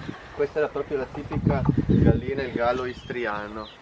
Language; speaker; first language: Italian; native; Italian